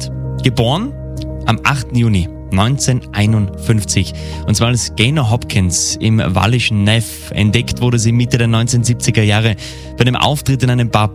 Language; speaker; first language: German; native; German